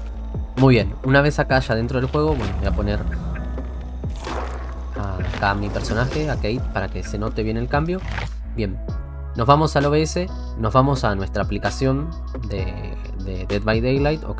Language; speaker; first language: Spanish; native; Spanish